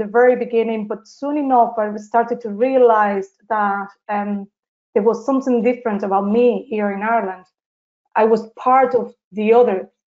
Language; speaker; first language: English; non-native, fluent; Spanish